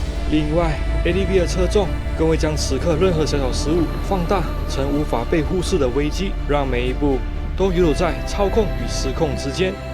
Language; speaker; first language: Chinese; native; Chinese